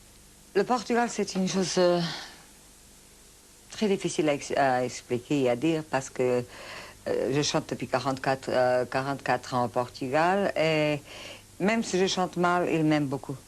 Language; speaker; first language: French; non-native, fluent; Portuguese